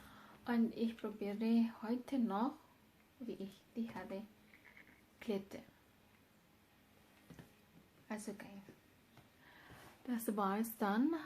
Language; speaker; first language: German; non-native, learner; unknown